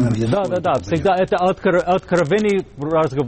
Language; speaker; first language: Russian; non-native, fluent; English